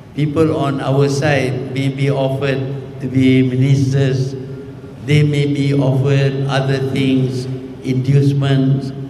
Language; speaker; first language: English; non-native, local second language; Malay